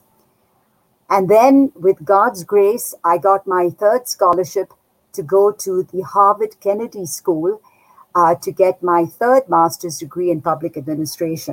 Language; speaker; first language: English; non-native, local second language; Nepali